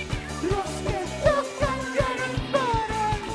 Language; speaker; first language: Spanish; native; Spanish